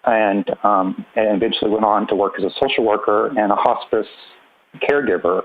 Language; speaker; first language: English; native; English